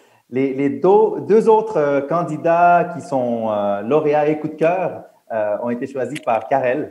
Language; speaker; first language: French; native; French